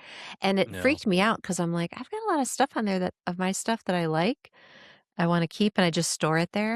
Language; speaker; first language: English; native; English